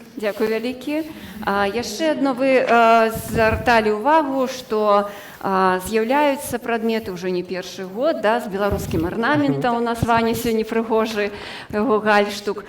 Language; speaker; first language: Belarusian; non-native, local second language; Russian